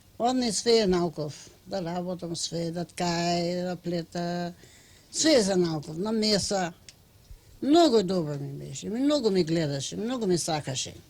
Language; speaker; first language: Macedonian; early bilingual, heritage; Macedonian